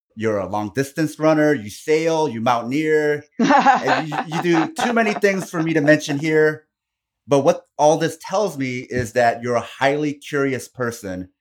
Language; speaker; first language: English; non-native, fluent; Korean